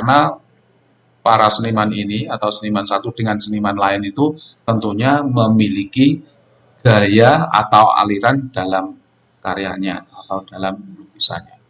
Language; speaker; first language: Indonesian; non-native, local second language; Javanese